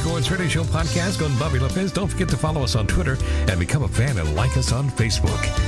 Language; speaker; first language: English; native; English